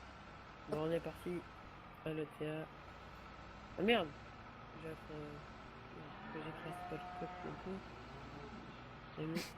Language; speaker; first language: French; native; French